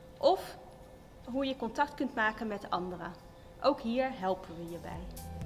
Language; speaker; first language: Dutch; native; Dutch